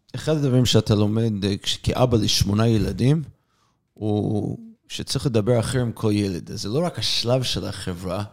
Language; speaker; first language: Hebrew; non-native, fluent; English